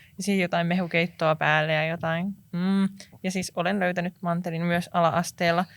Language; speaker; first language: Finnish; native; Finnish